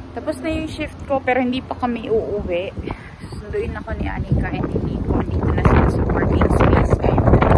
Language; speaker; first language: Filipino; native; Filipino